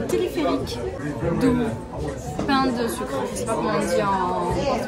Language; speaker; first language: French; native; French